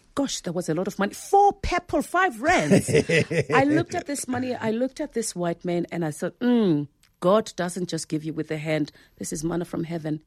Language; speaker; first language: English; non-native, local second language; Zulu